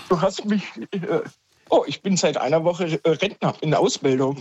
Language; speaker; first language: German; native; German